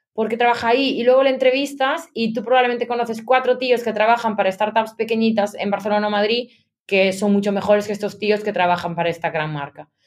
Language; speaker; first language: Spanish; native; Spanish